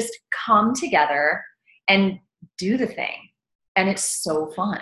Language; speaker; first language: English; native; English